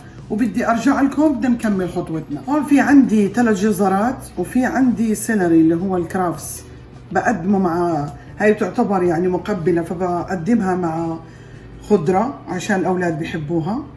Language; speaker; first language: Arabic; native; Arabic